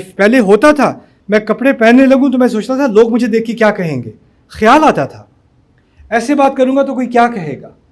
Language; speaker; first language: Urdu; native; Urdu